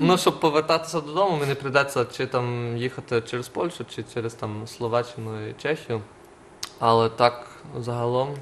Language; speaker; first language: Ukrainian; non-native, fluent; German